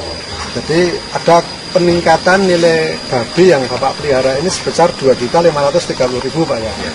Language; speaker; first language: Indonesian; native; Indonesian